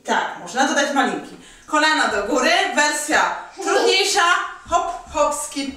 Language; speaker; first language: Polish; native; Polish